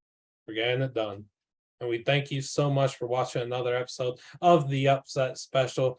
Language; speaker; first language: English; native; English